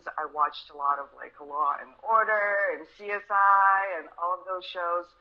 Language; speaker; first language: English; early bilingual, other home language; Russian